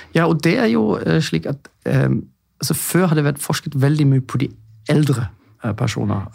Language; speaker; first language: Norwegian; non-native, fluent; German